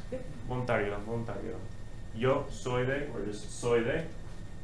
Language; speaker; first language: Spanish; non-native, fluent; English